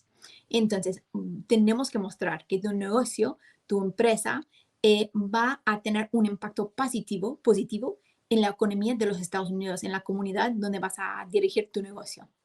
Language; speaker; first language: Spanish; non-native, fluent; English